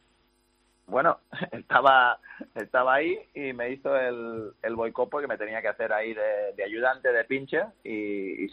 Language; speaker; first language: Spanish; native; Spanish